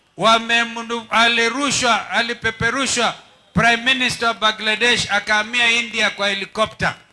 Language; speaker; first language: Swahili; non-native, local second language; Kamba